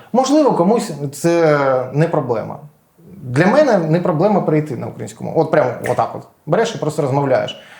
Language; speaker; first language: Ukrainian; non-native, local second language; Russian